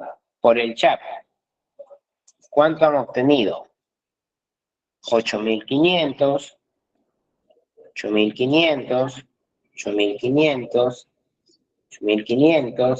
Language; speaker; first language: Spanish; native; Spanish